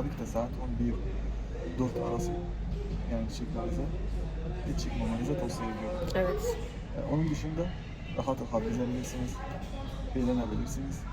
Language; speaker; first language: Turkish; non-native, learner; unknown